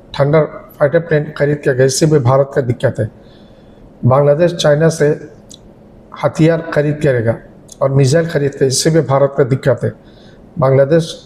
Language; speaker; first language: Hindi; non-native, learner; Bangla